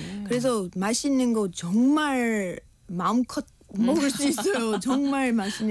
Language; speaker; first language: Korean; non-native, learner; English